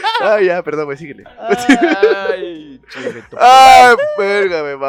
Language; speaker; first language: Spanish; native; Spanish